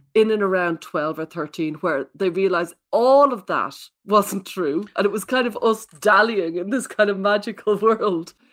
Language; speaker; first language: English; native; English